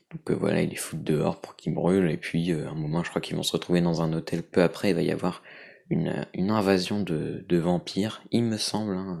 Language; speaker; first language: French; native; French